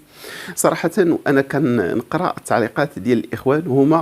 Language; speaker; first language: Arabic; native; Arabic